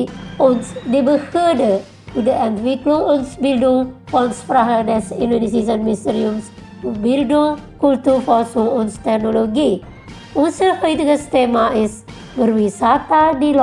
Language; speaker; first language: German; non-native, learner; Indonesian